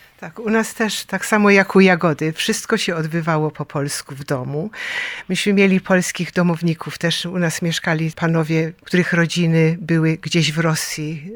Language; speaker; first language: Polish; early bilingual, heritage; Polish